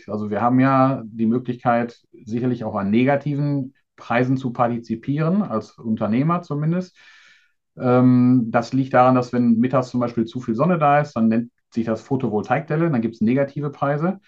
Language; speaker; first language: German; native; German